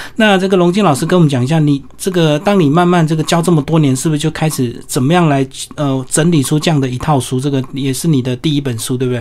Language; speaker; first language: Chinese; native; Chinese